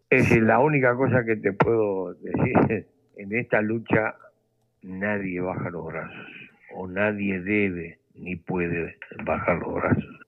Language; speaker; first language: Spanish; native; Spanish